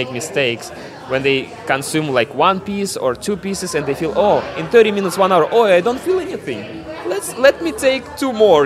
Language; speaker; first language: English; non-native, fluent; Russian